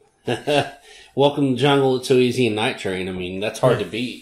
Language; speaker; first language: English; native; English